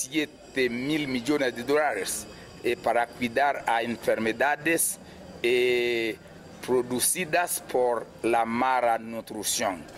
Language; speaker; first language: Spanish; non-native, fluent; Haitian Creole